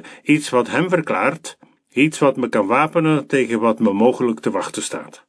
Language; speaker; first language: Dutch; native; Dutch